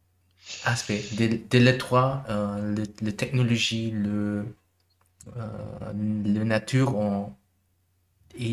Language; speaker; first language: French; non-native, learner; German